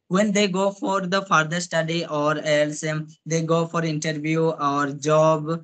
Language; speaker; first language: English; non-native, local second language; Odia